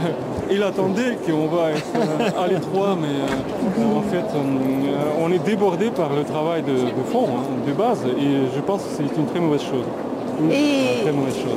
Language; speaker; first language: French; non-native, fluent; Russian